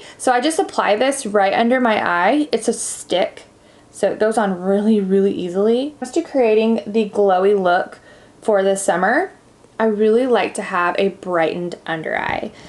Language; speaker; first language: English; native; English